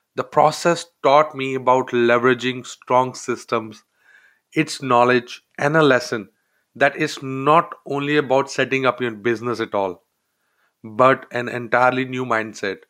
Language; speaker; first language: English; non-native, local second language; Hindi